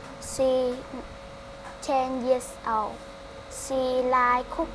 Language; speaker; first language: English; non-native, learner; Vietnamese